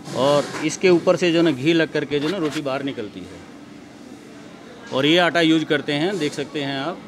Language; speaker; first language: Hindi; native; Hindi